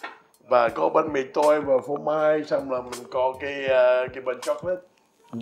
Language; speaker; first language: Vietnamese; early bilingual, heritage; English